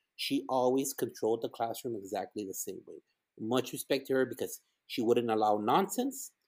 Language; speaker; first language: English; early bilingual, other home language; Spanish